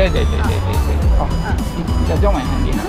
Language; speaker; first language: Chinese; non-native, learner; Japanese